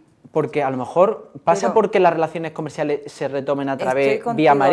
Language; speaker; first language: Spanish; native; Spanish